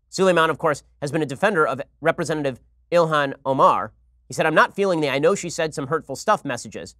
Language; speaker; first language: English; native; English